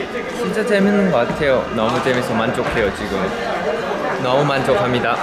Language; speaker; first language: Korean; non-native, fluent; Thai